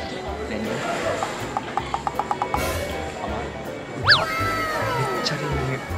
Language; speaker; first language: Japanese; native; Japanese